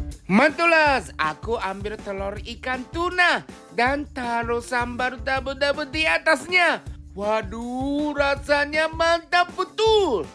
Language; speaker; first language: Indonesian; non-native, fluent; Japanese